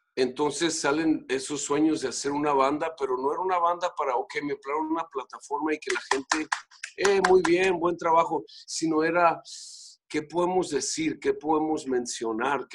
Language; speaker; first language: Spanish; native; Spanish